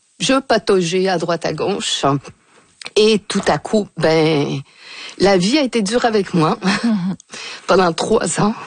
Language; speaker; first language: French; native; French